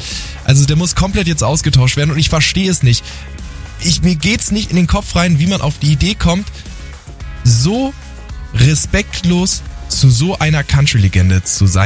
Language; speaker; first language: German; native; German